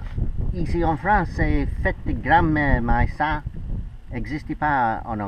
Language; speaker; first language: French; non-native, learner; English